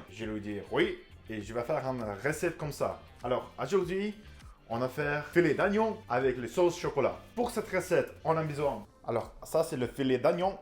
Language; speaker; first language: French; non-native, learner; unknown